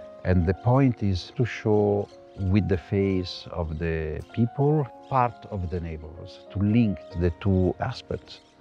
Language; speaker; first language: English; non-native, fluent; Italian